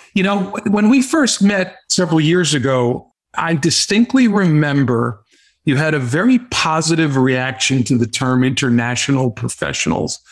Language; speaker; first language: English; native; English